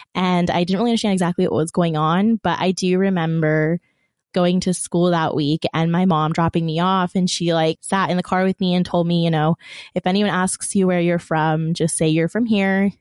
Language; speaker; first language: English; early bilingual, other home language; Persian